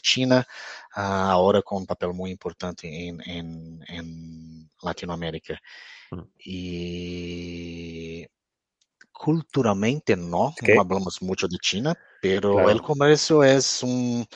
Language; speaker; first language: Spanish; non-native, fluent; Portuguese